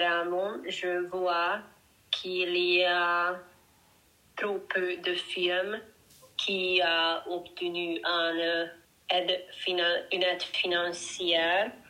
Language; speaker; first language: French; non-native, learner; Hungarian